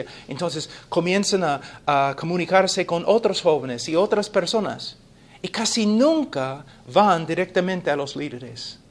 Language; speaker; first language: Spanish; non-native, fluent; English